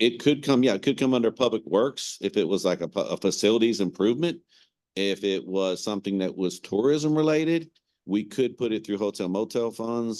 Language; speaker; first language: English; native; English